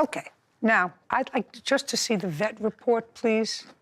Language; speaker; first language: English; native; English